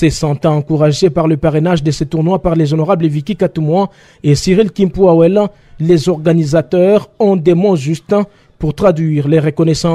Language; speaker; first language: French; non-native, local second language; Swahili